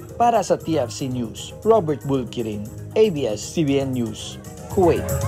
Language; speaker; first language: Filipino; native; Filipino